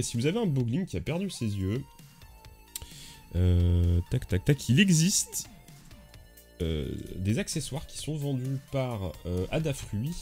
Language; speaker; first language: French; native; French